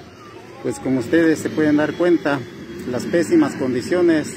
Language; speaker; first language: Spanish; native; Spanish